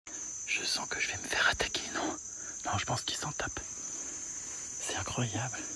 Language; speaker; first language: French; native; French